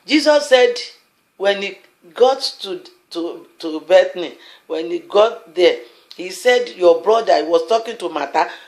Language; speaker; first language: English; non-native, local second language; Yoruba